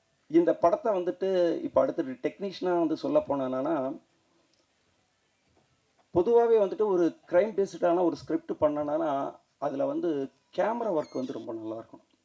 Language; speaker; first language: Tamil; native; Tamil